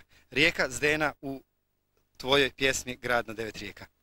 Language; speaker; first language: Bosnian; native; Bosnian